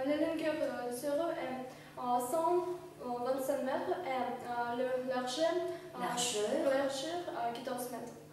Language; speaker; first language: French; non-native, learner; Russian